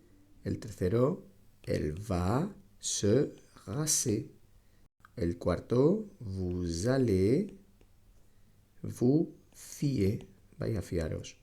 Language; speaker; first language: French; non-native, fluent; Spanish